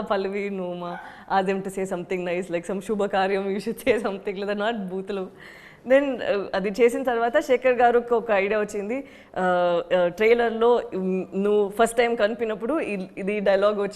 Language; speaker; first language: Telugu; non-native, learner; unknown